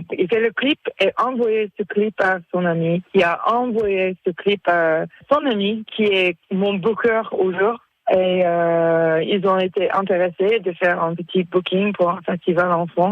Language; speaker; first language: French; non-native, fluent; English